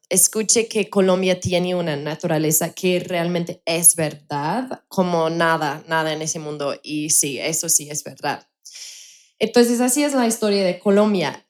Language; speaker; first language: Spanish; non-native, fluent; English